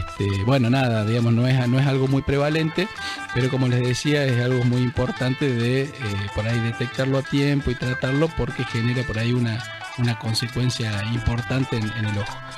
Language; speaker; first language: Spanish; native; Spanish